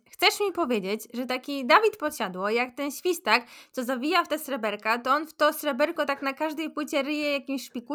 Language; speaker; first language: Polish; native; Polish